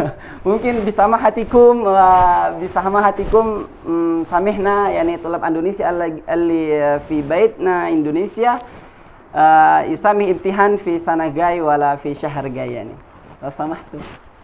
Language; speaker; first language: Arabic; non-native, fluent; Indonesian